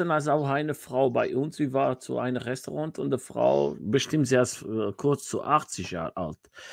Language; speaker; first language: German; non-native, learner; Portuguese